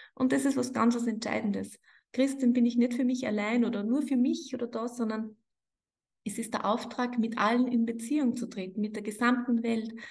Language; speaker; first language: German; native; German